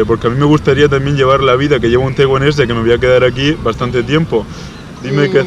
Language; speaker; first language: Spanish; native; Spanish